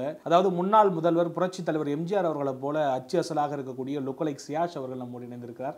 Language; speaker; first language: Tamil; native; Tamil